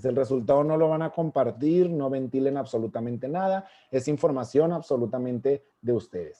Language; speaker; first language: Spanish; native; Spanish